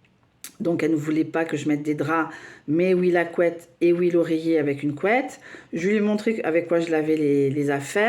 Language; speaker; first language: French; native; French